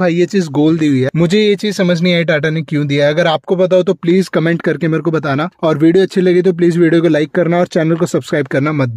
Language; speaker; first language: Hindi; native; Hindi